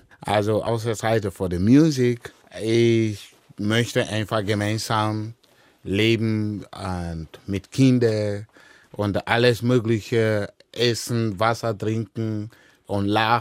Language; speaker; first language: German; non-native, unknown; Dyula